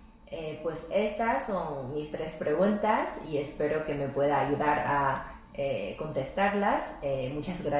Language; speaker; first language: Spanish; non-native, fluent; Chinese